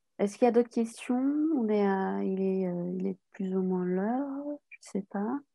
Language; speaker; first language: French; native; French